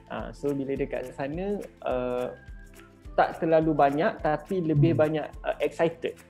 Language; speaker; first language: Malay; native; Malay